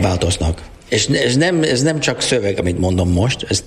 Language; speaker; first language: Hungarian; non-native, learner; English